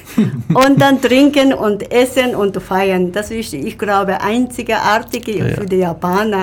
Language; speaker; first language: German; non-native, learner; Japanese